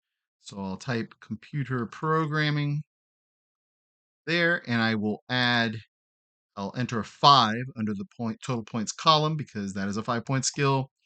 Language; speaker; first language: English; native; English